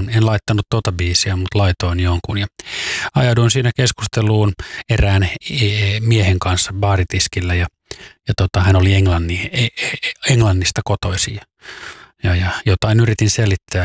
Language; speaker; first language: Finnish; native; Finnish